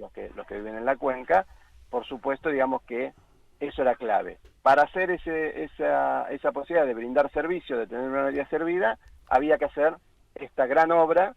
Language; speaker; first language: Spanish; native; Spanish